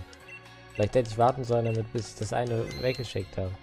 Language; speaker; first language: German; native; German